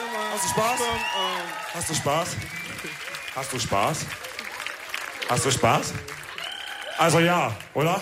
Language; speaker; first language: German; early bilingual, other home language; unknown